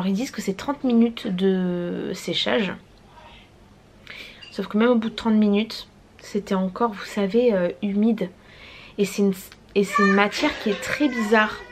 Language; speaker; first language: French; native; French